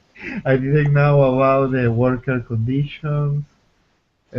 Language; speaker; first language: English; non-native, learner; Spanish